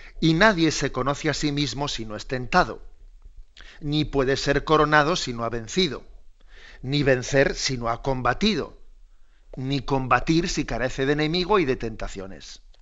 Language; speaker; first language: Spanish; native; Spanish